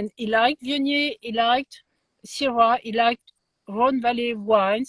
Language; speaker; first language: English; non-native, learner; French